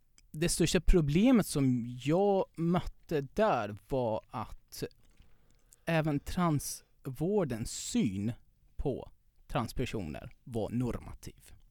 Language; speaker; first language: Swedish; non-native, fluent; Persian